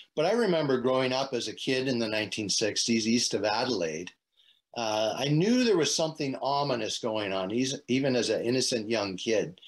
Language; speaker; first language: English; native; English